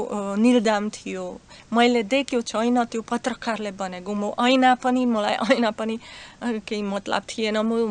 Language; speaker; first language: Nepali; non-native, learner; Slovak